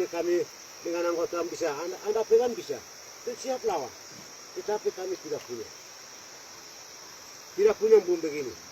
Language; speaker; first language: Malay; non-native, local second language; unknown